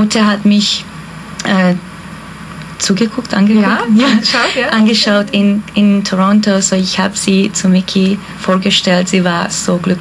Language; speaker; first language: German; non-native, fluent; Hungarian